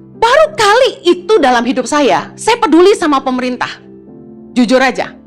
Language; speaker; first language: Indonesian; native; Indonesian